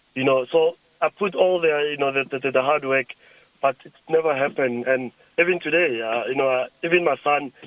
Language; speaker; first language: English; non-native, local second language; Tsonga